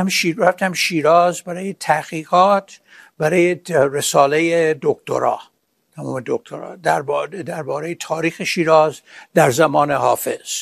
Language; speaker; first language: Persian; non-native, fluent; English